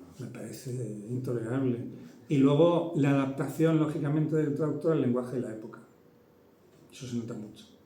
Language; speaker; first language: Spanish; early bilingual, heritage; Spanish